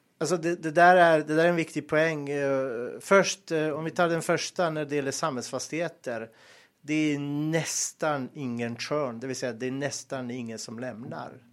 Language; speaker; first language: Swedish; non-native, fluent; Serbian